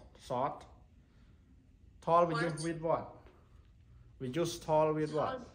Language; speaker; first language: English; non-native, learner; Khmer